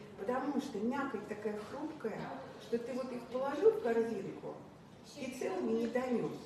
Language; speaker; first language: Russian; native; Russian